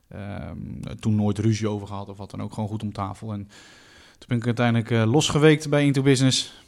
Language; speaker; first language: Dutch; native; Dutch